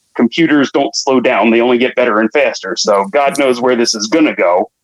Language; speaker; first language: English; native; English